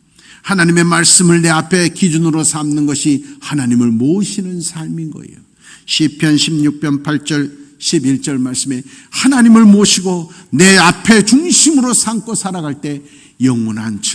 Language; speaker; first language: Korean; native; Korean